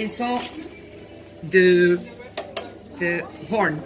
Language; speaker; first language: French; non-native, learner; English